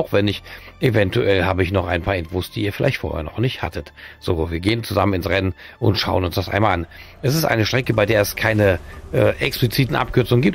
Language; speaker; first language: German; native; German